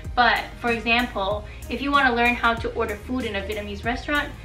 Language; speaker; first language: English; native; English